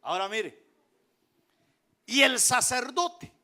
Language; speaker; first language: Spanish; native; Spanish